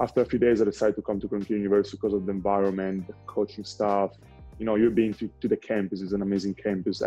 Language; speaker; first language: English; non-native, fluent; Italian